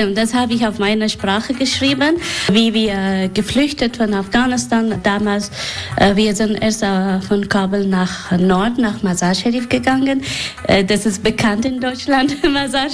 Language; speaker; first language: German; non-native, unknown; Persian